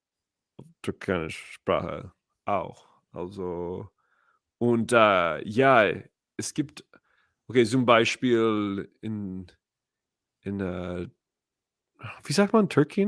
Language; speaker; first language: German; non-native, learner; English